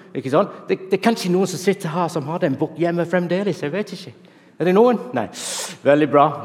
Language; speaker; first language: Norwegian; non-native, fluent; English